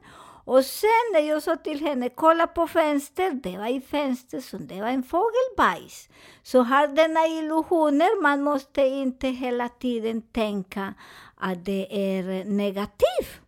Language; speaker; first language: Swedish; non-native, fluent; Spanish